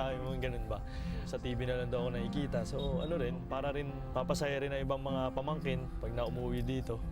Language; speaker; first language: Filipino; native; Filipino